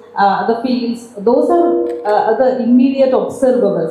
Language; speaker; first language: English; non-native, local second language; Malayalam